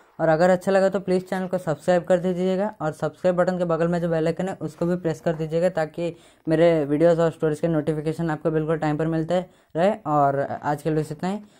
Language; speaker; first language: Hindi; native; Hindi